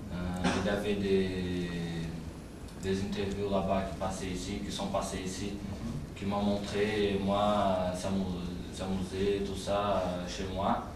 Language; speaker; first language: French; non-native, learner; Portuguese